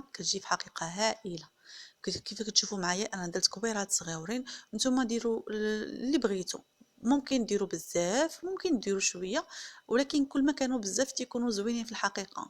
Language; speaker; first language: Arabic; native; Arabic